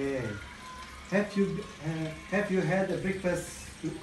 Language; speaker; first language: English; non-native, learner; Indonesian